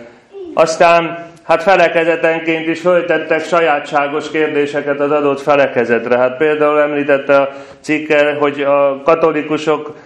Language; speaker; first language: Hungarian; native; Hungarian